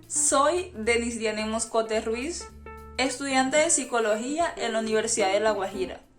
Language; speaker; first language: Spanish; native; Spanish